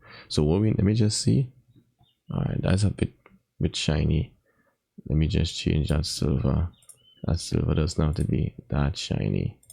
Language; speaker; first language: English; native; English